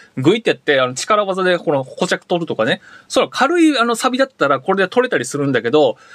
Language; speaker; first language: Japanese; native; Japanese